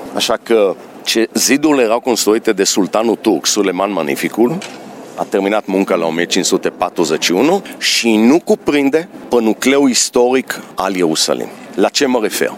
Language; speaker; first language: Romanian; early bilingual, heritage; Romanian